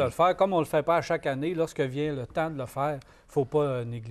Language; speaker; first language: French; native; French